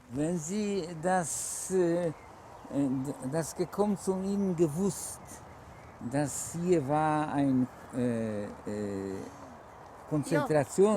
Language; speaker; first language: German; non-native, learner; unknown